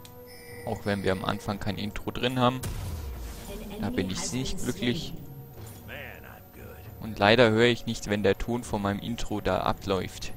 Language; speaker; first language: German; native; German